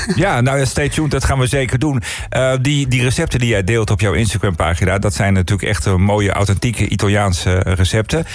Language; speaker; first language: Dutch; native; Dutch